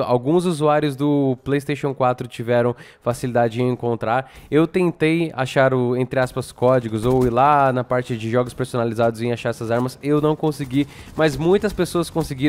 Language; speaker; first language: Portuguese; native; Portuguese